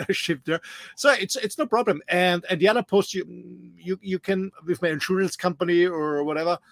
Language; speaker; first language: English; non-native, fluent; German